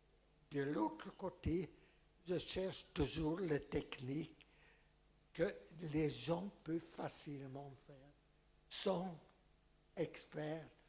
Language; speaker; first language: French; non-native, fluent; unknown